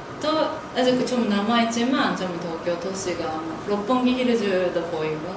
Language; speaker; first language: Korean; non-native, fluent; Japanese